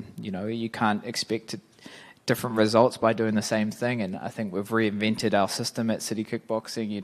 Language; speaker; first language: English; native; English